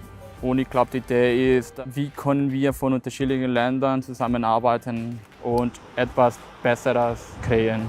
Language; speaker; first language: German; non-native, fluent; Spanish